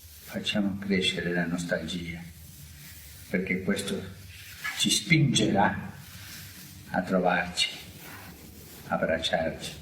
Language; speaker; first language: Italian; non-native, fluent; Spanish